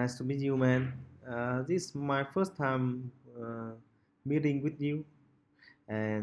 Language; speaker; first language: English; non-native, local second language; Vietnamese